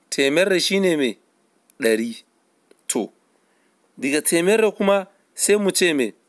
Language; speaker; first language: Hausa; non-native, local second language; Fula